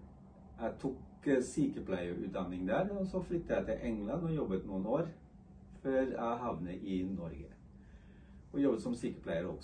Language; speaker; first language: Norwegian; non-native, fluent; English